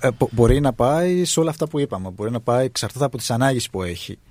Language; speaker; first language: Greek; non-native, fluent; Arabic